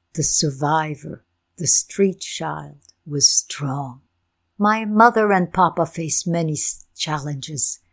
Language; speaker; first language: English; non-native, fluent; Ukrainian